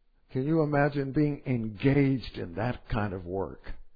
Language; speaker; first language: English; native; English